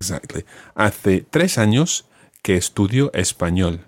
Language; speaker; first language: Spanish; non-native, fluent; English